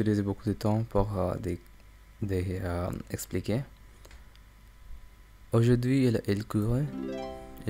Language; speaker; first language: French; non-native, learner; English